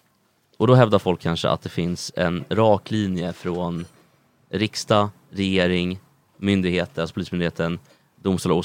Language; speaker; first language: Swedish; native; Swedish